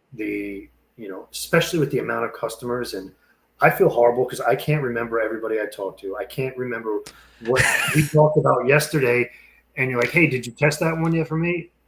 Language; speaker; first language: English; native; English